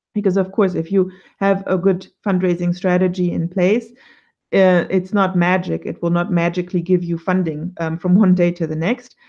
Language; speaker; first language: English; non-native, fluent; German